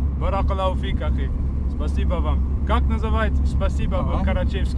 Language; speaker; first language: Russian; non-native, learner; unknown